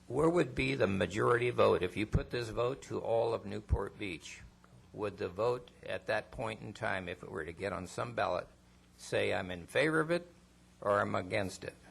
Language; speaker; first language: English; non-native, fluent; Spanish